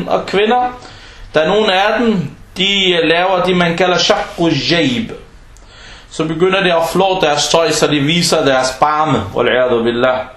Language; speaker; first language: Danish; non-native, fluent; Arabic